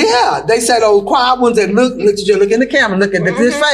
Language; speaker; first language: English; native; English